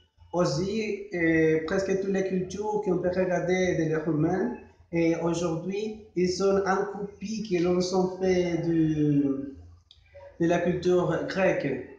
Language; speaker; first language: French; non-native, learner; Spanish